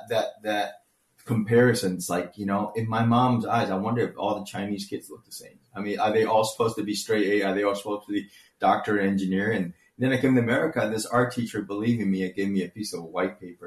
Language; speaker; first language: English; early bilingual, other home language; Chinese